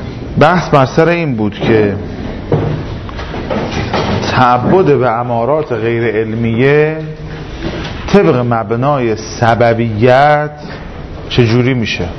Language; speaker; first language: Persian; native; Persian